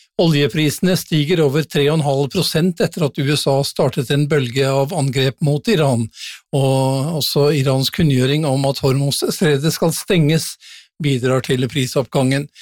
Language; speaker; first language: Norwegian; native; Norwegian